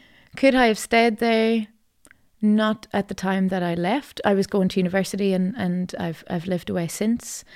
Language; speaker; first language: English; native; English